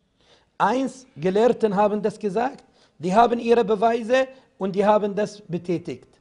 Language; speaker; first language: German; non-native, fluent; Arabic